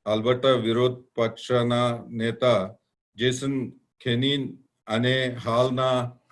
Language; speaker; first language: Gujarati; non-native, learner; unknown